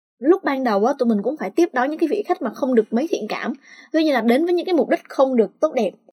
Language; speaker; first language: Vietnamese; native; Vietnamese